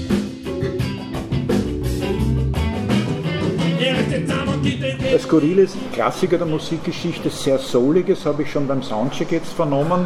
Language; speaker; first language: German; native; German